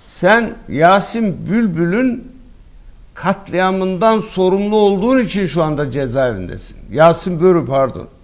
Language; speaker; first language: Turkish; native; Turkish